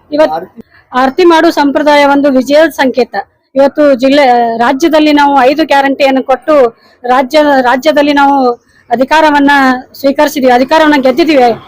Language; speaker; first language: Kannada; native; Kannada